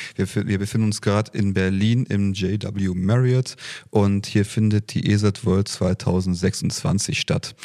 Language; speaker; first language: German; native; German